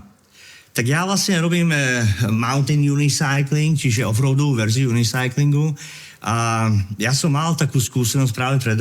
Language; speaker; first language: Slovak; native; Slovak